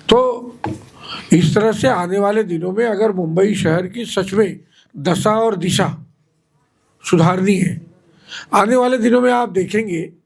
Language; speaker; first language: Hindi; non-native, local second language; Marathi